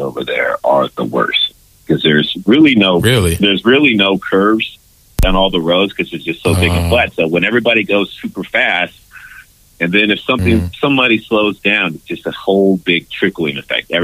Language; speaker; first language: English; native; English